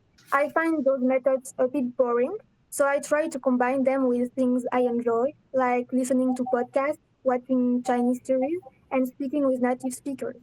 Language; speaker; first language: English; non-native, fluent; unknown